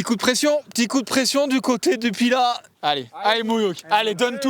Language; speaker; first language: French; native; French